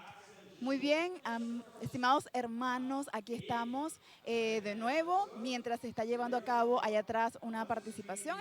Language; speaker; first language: Spanish; native; Spanish